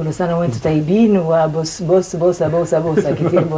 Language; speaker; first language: Arabic; non-native, local second language; Italian